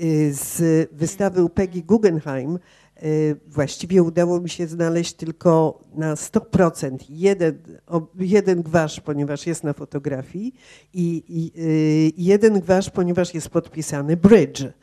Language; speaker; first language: Polish; native; Polish